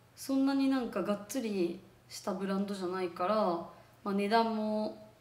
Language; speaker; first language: Japanese; native; Japanese